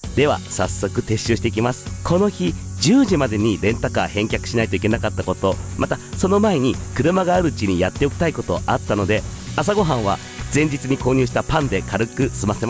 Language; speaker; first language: Japanese; native; Japanese